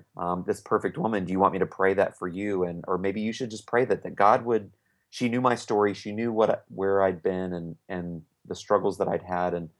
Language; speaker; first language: English; native; English